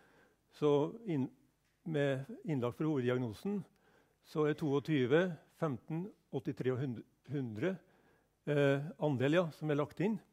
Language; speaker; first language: Norwegian; native; Norwegian